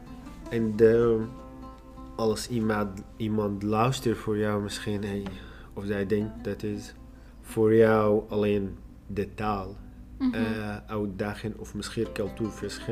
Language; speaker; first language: Dutch; non-native, learner; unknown